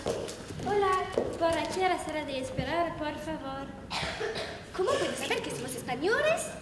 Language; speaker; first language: Spanish; non-native, learner; French